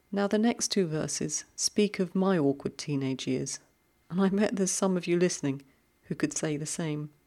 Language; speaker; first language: English; native; English